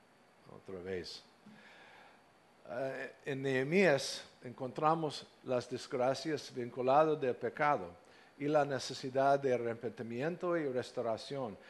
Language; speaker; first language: Spanish; non-native, fluent; English